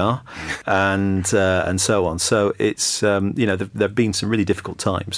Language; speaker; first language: English; native; English